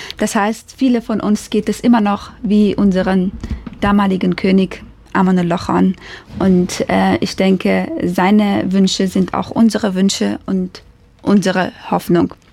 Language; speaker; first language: German; non-native, fluent; Persian